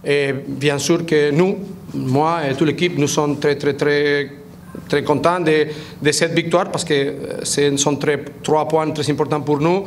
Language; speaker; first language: French; non-native, fluent; Spanish